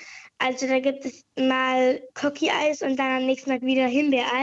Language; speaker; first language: German; native; German